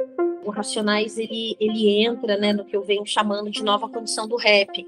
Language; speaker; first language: Portuguese; native; Portuguese